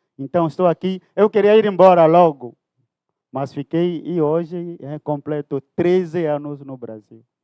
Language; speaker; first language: Portuguese; non-native, fluent; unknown